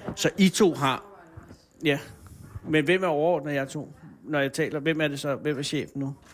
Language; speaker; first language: Danish; native; Danish